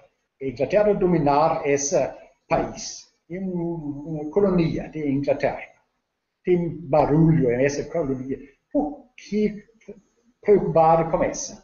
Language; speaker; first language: Portuguese; non-native, learner; Danish